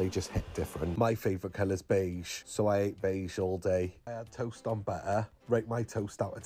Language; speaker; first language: English; native; English